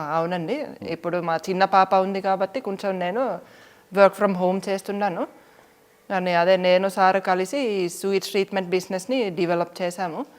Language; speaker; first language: Telugu; non-native, fluent; Finnish